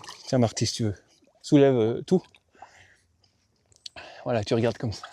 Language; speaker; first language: French; native; French